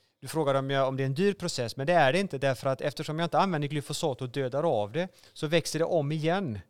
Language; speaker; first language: Swedish; native; Swedish